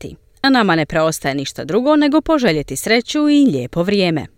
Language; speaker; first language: Croatian; native; Croatian